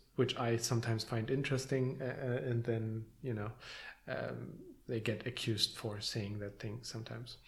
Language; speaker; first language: English; non-native, fluent; German